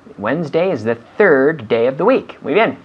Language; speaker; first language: English; non-native, fluent; Spanish